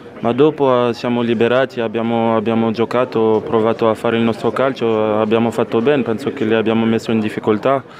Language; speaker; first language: Italian; non-native, local second language; French